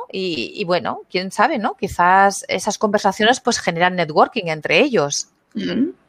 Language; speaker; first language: Spanish; native; Spanish